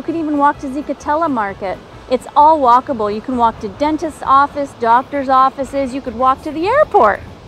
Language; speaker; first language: English; native; English